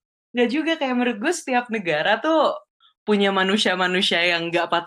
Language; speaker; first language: Indonesian; native; Indonesian